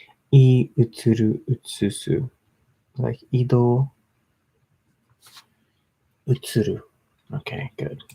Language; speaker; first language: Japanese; non-native, learner; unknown